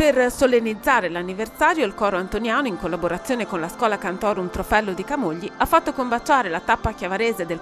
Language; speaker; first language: Italian; native; Italian